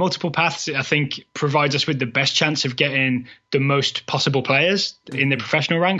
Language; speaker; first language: English; native; English